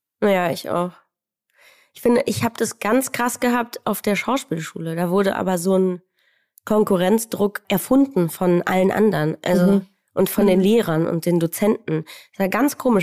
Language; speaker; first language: German; native; German